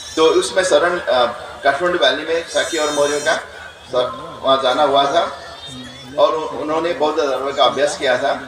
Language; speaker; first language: Hindi; non-native, fluent; Newari